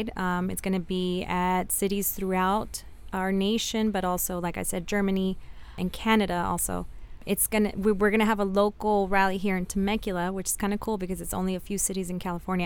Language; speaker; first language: English; early bilingual, other home language; Spanish